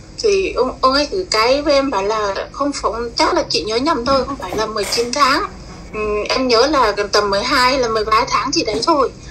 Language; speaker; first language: Vietnamese; non-native, local second language; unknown